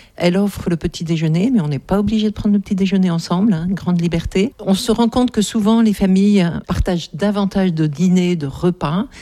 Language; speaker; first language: French; native; French